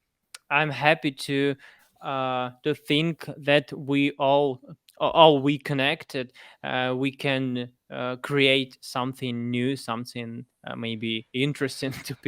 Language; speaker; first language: English; non-native, fluent; Russian